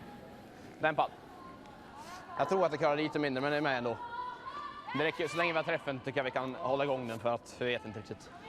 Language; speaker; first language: Swedish; native; Swedish